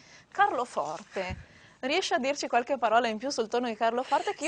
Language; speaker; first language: Italian; native; Italian